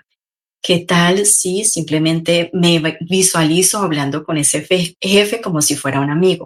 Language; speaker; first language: Spanish; native; Spanish